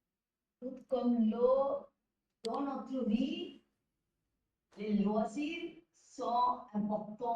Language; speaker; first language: French; non-native, learner; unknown